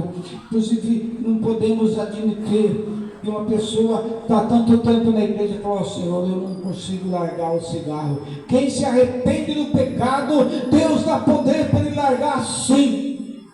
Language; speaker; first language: Portuguese; native; Portuguese